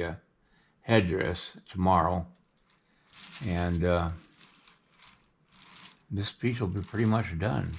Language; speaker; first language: English; native; English